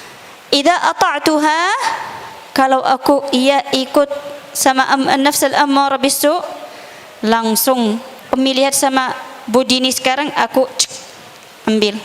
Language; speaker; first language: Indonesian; non-native, learner; Arabic